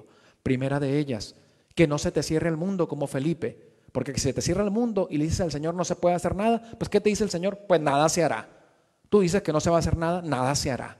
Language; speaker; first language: Spanish; native; Spanish